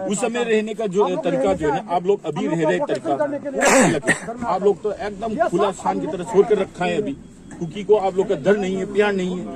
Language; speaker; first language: Hindi; non-native, local second language; Manipuri